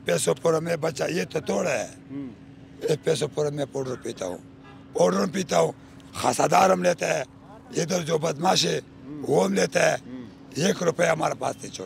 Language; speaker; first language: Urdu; non-native, local second language; Pashto